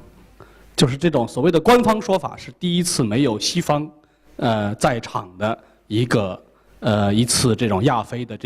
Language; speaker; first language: Chinese; native; Chinese